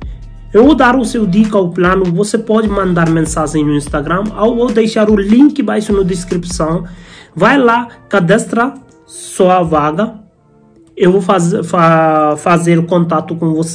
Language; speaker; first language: Portuguese; non-native, learner; Hindi